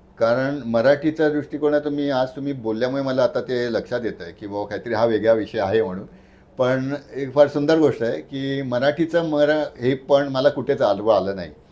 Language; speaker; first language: Marathi; native; Marathi